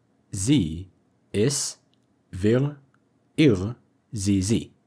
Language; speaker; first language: German; non-native, fluent; English